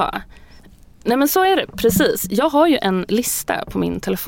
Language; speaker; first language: Swedish; native; Swedish